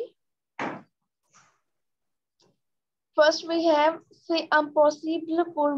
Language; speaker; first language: French; non-native, fluent; Hindi